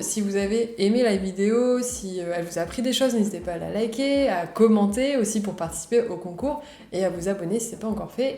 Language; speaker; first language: French; native; French